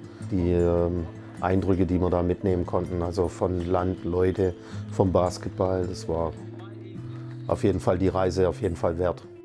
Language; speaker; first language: German; native; German